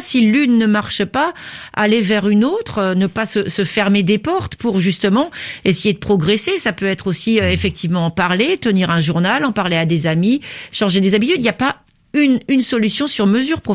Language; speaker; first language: French; native; French